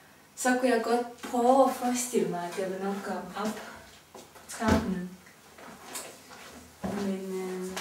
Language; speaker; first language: Danish; non-native, fluent; Romanian